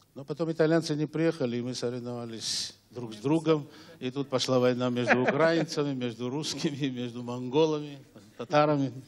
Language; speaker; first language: Russian; non-native, local second language; Georgian